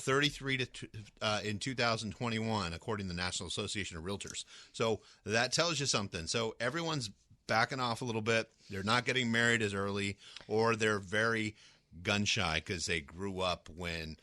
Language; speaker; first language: English; native; English